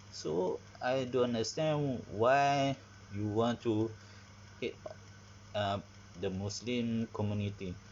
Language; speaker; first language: English; non-native, learner; Malay